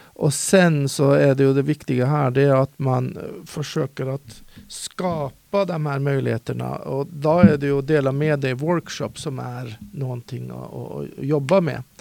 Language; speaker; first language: Swedish; native; Swedish